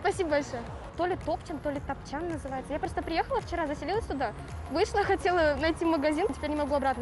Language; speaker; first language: Russian; native; Russian